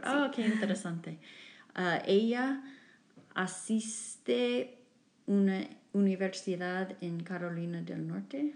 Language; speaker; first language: Spanish; non-native, fluent; English